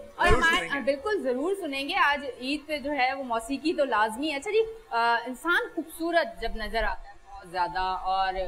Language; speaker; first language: Urdu; native; Urdu